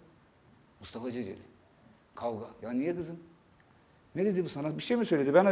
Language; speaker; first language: Turkish; native; Turkish